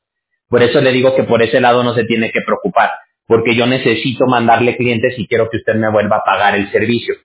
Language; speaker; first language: Spanish; native; Spanish